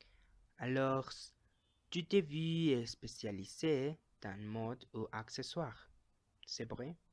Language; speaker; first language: French; non-native, learner; Spanish